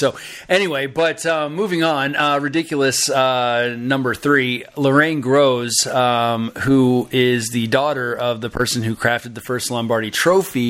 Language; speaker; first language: English; native; English